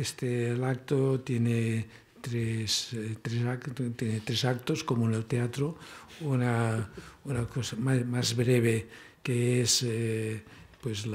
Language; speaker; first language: Spanish; non-native, local second language; Catalan